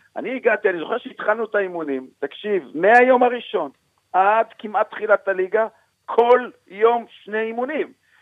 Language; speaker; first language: Hebrew; native; Hebrew